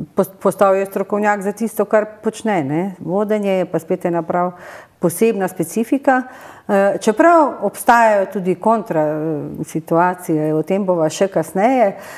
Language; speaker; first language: Slovenian; native; Slovenian